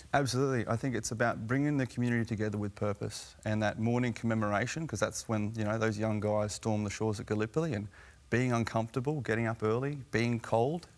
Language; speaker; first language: English; native; English